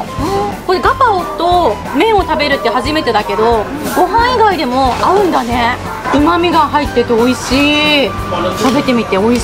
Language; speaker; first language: Japanese; native; Japanese